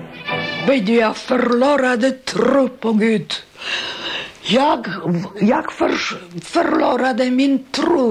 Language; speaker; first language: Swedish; non-native, learner; Polish